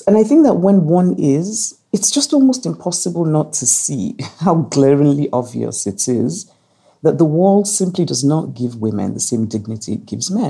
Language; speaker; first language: English; non-native, local second language; Igbo